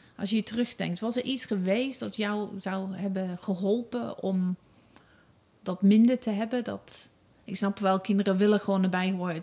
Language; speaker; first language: Dutch; non-native, fluent; English